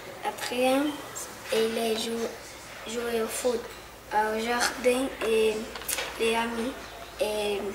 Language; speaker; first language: French; non-native, learner; Catalan